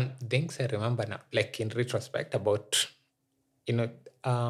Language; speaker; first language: English; non-native, local second language; Meru